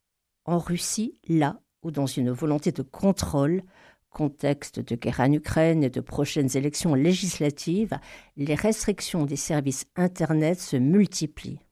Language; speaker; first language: French; native; French